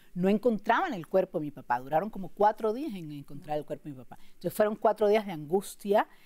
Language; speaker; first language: Spanish; native; Spanish